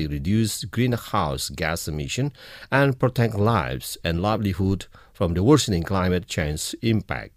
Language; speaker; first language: English; non-native, local second language; Indonesian